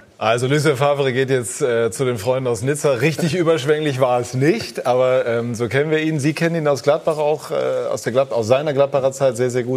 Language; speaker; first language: German; native; German